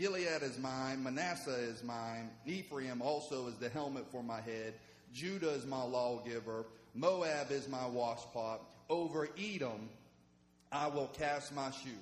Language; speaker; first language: English; native; English